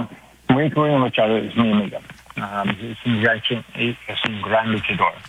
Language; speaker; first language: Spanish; non-native, learner; English